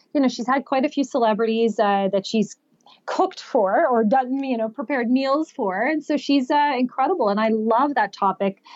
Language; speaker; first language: English; native; English